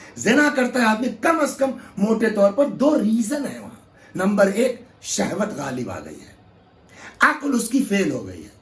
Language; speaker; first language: Urdu; native; Urdu